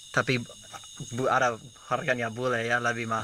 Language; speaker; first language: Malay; non-native, learner; English